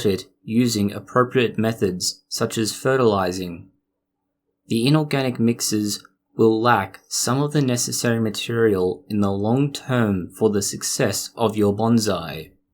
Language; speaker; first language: English; native; English